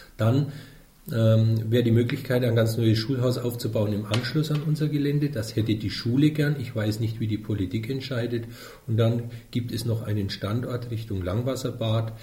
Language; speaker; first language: German; native; German